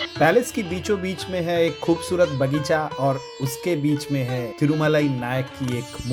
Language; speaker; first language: Hindi; non-native, local second language; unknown